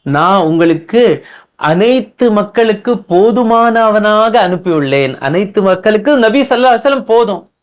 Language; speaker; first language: Tamil; non-native, local second language; Urdu